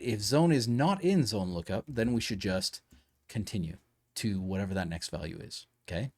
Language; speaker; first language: English; native; English